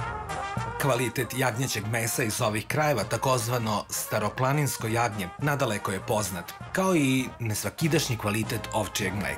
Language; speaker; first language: Serbian; native; Serbian